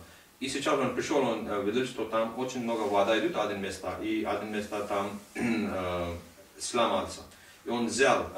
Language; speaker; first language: Russian; non-native, learner; Hindi